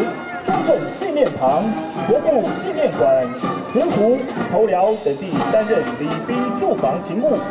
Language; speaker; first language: Chinese; native; Chinese